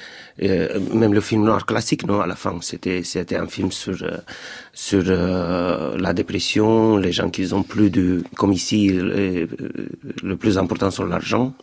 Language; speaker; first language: French; non-native, fluent; Romanian